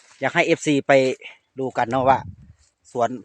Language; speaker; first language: Thai; non-native, local second language; Lao